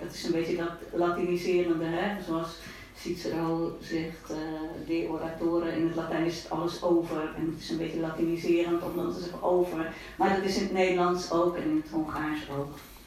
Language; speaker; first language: Dutch; non-native, fluent; Hungarian